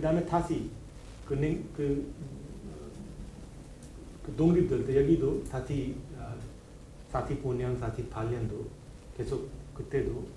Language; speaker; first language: Korean; non-native, learner; Hindi